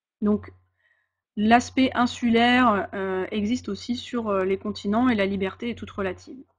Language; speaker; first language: French; native; French